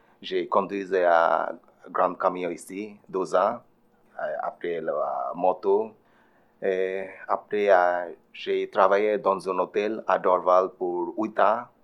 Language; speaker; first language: French; non-native, learner; Bangla